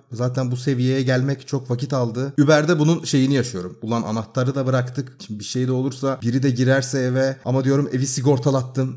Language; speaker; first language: Turkish; native; Turkish